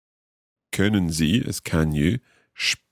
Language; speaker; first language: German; non-native, learner; English